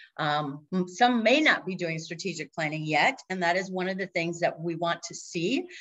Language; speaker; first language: English; native; English